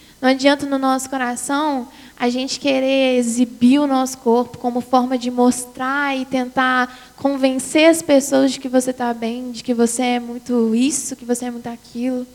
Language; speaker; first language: Portuguese; native; Portuguese